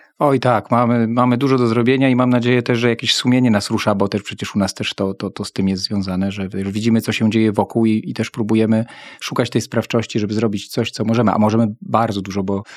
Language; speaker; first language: Polish; native; Polish